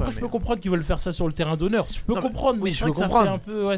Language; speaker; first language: French; native; French